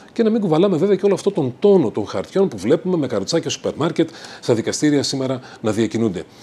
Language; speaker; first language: Greek; native; Greek